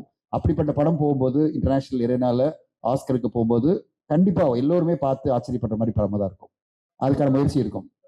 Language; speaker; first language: Tamil; native; Tamil